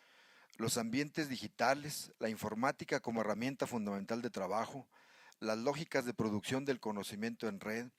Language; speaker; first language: Spanish; native; Spanish